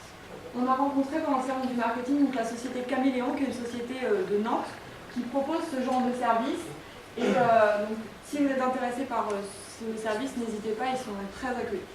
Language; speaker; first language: French; native; French